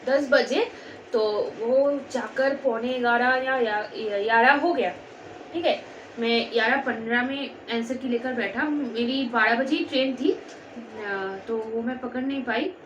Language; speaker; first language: Hindi; non-native, local second language; Bangla